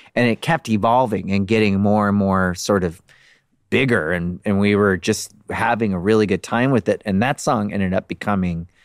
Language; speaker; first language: English; native; English